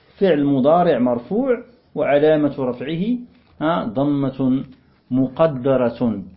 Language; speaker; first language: Arabic; non-native, fluent; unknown